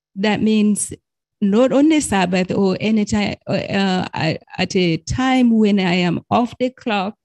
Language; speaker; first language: English; non-native, fluent; Arabic